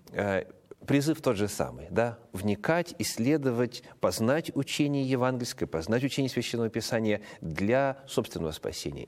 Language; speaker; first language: Russian; native; Russian